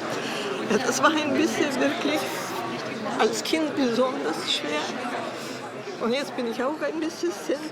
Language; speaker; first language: German; non-native, fluent; Russian